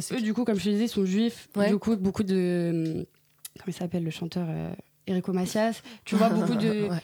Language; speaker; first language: French; native; French